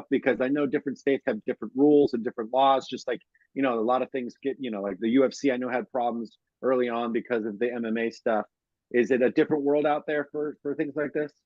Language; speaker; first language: English; native; English